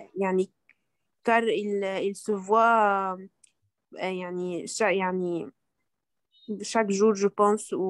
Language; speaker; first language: French; non-native, learner; Arabic